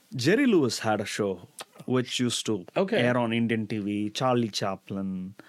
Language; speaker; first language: English; non-native, local second language; Tamil